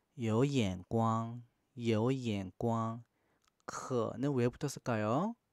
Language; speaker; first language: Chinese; non-native, fluent; Korean